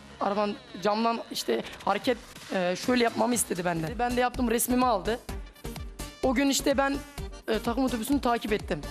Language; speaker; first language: Turkish; native; Turkish